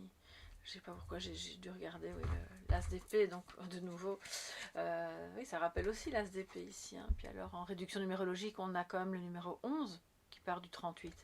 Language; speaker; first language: French; native; French